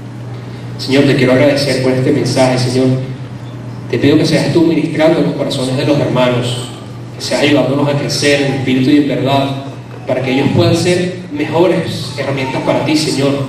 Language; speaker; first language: Spanish; native; Spanish